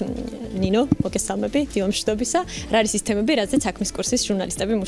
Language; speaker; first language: Georgian; native; Georgian